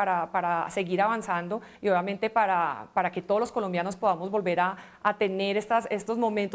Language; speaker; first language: Spanish; native; Spanish